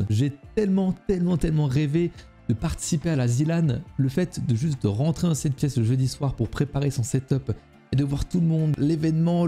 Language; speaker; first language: French; native; French